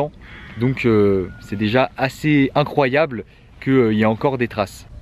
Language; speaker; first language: French; native; French